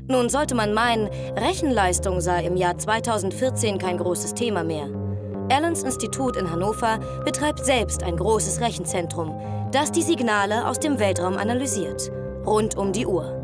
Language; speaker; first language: German; native; German